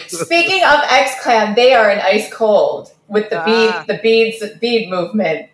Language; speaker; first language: English; early bilingual, other home language; Russian